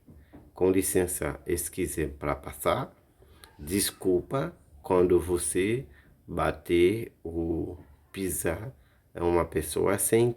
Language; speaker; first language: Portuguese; non-native, learner; Haitian Creole